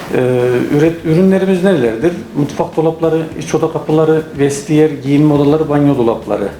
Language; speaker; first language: Turkish; native; Turkish